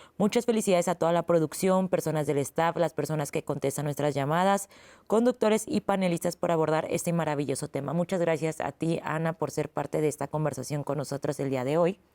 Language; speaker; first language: Spanish; native; Spanish